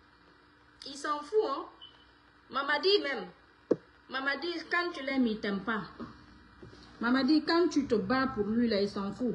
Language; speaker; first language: French; non-native, local second language; Fula